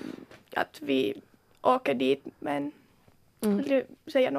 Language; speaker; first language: Swedish; non-native, local second language; Finnish